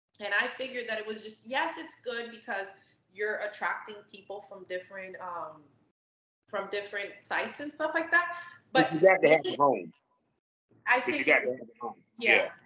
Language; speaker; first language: English; native; English